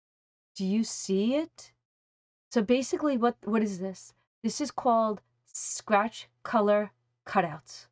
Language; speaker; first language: English; native; English